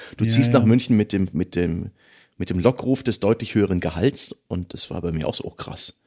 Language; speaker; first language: German; native; German